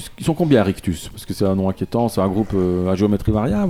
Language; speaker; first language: French; native; French